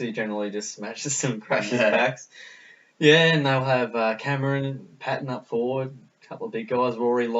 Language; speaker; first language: English; native; English